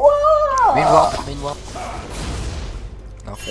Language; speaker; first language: French; native; French